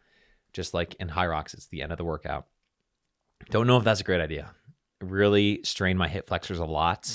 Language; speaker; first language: English; native; English